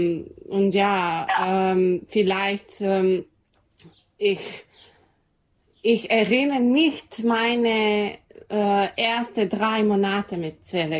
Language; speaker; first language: German; non-native, learner; Serbian